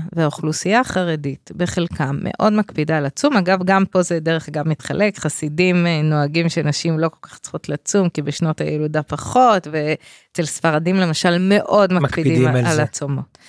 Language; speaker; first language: Hebrew; native; Hebrew